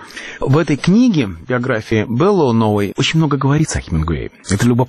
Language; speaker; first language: Russian; native; Russian